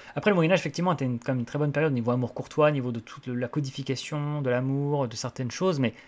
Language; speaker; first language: French; native; French